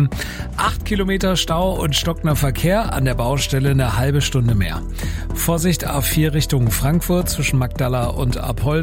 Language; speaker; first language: German; native; German